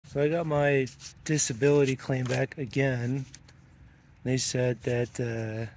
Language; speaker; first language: English; native; English